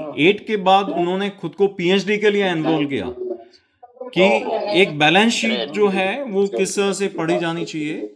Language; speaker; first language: Hindi; native; Hindi